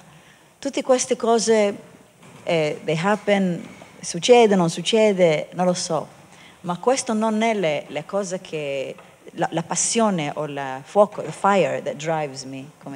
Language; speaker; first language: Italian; non-native, learner; Hebrew